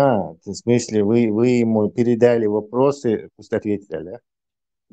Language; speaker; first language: Russian; non-native, local second language; Chechen